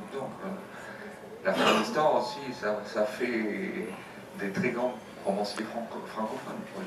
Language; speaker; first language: French; native; French